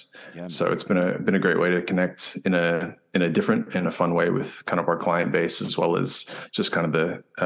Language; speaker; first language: English; native; English